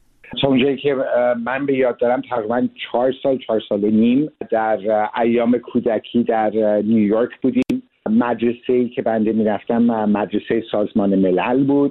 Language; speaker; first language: Persian; early bilingual, heritage; Persian